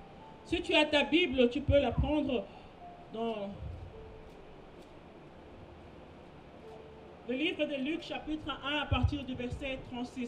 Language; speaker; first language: French; non-native, local second language; Lingala